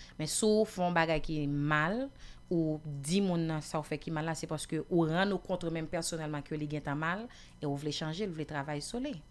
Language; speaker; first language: Haitian Creole; native; Haitian Creole